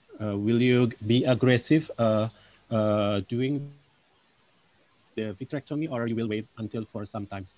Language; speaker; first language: English; non-native, local second language; Indonesian